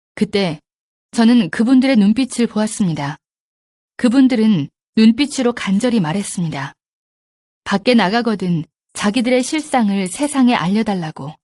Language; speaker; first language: Korean; native; Korean